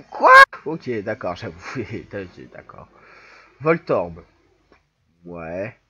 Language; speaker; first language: French; native; French